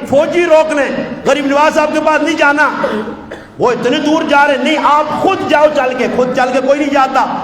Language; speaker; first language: Urdu; non-native, local second language; Punjabi